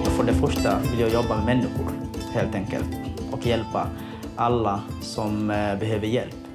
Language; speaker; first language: Swedish; non-native, fluent; Somali